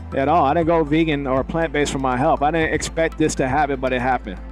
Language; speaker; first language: English; native; English